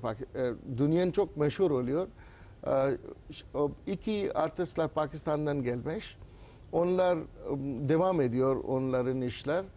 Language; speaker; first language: Turkish; non-native, learner; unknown